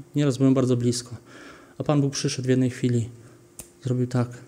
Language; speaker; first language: Polish; early bilingual, heritage; Polish